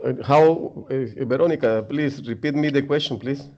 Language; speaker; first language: English; non-native, learner; Spanish